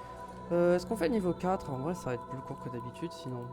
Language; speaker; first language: French; native; French